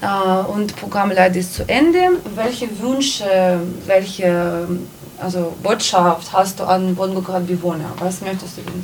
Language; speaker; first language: German; non-native, learner; Russian